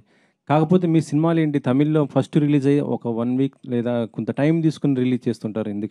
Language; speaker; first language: Telugu; native; Telugu